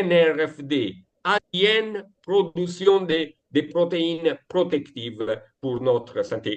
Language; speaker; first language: French; non-native, learner; Italian